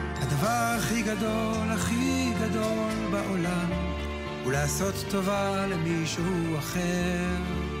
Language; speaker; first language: Hebrew; native; Hebrew